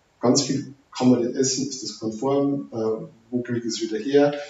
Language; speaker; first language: German; native; German